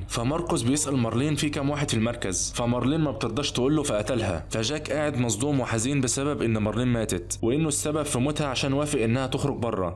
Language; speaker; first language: Arabic; native; Arabic